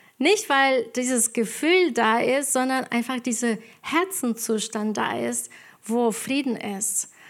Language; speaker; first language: German; non-native, fluent; Ukrainian